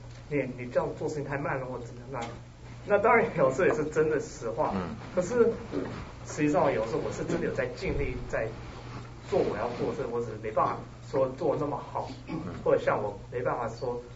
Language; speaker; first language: Chinese; early bilingual, other home language; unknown